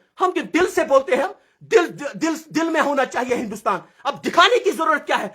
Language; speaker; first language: Urdu; non-native, local second language; Kashmiri